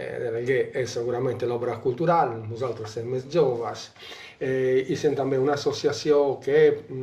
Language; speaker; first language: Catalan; non-native, local second language; Italian